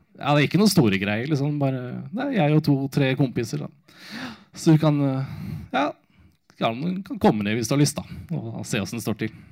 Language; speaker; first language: Norwegian; native; Norwegian